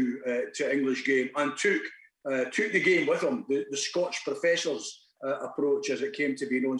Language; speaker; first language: English; native; English